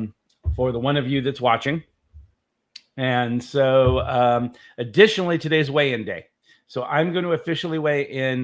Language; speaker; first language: English; native; English